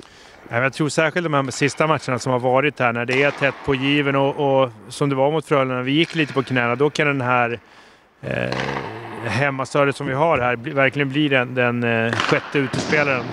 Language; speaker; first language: Swedish; native; Swedish